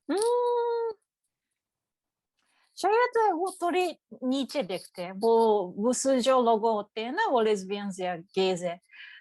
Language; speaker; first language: Hindi; non-native, learner; Japanese